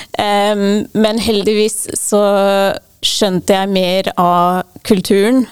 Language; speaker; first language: Norwegian; non-native, fluent; English